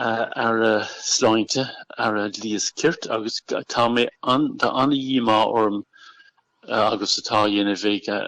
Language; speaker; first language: Irish; non-native, local second language; English